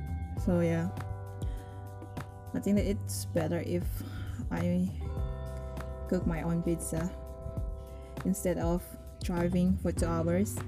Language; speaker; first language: English; non-native, learner; Indonesian